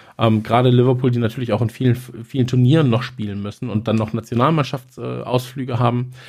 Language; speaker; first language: German; native; German